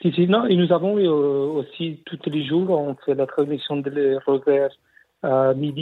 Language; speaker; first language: French; non-native, learner; Portuguese